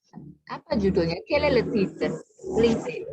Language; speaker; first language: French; non-native, fluent; Indonesian